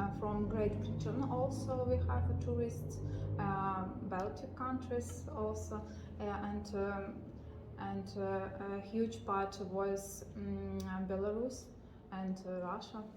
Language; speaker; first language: English; non-native, learner; Ukrainian